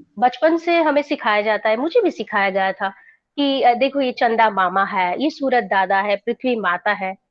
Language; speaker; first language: Hindi; non-native, local second language; Gujarati